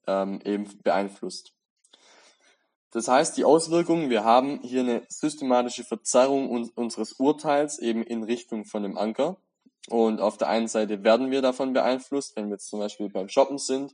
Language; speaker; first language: German; native; German